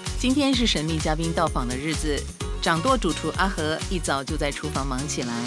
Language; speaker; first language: Chinese; native; Chinese